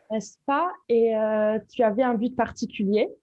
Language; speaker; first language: French; native; French